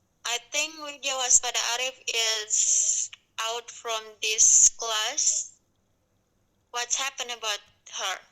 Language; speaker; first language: English; non-native, learner; Indonesian